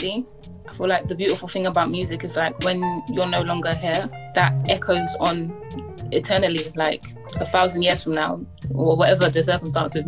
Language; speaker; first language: English; native; English